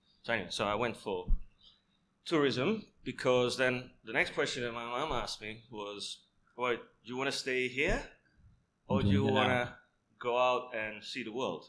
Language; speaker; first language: English; non-native, fluent; Italian